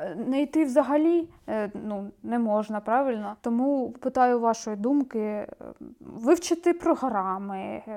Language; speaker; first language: Ukrainian; native; Ukrainian